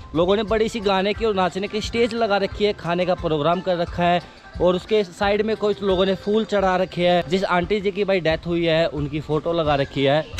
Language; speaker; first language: Hindi; native; Hindi